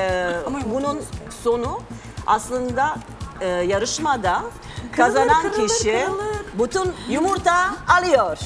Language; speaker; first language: Turkish; non-native, fluent; Serbian